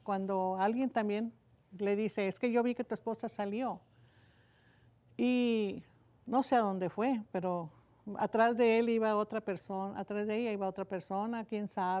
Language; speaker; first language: Spanish; native; Spanish